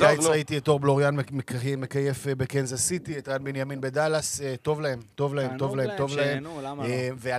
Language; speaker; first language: Hebrew; native; Hebrew